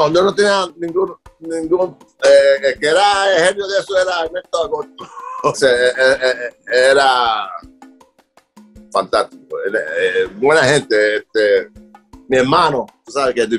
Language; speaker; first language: Spanish; early bilingual, other home language; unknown